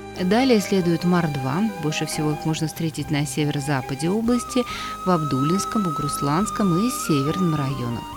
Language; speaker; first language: Russian; native; Russian